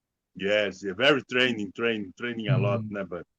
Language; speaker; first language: English; non-native, learner; Portuguese